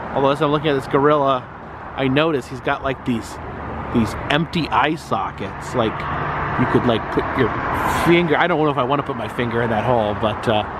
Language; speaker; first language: English; native; English